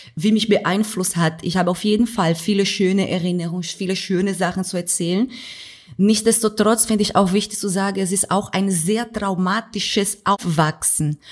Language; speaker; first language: German; non-native, fluent; Portuguese